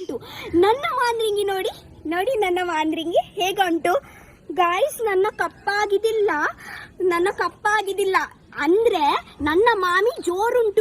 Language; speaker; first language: Kannada; non-native, local second language; Tulu